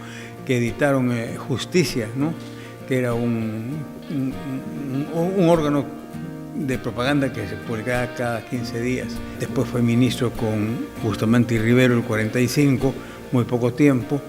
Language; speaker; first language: Spanish; native; Spanish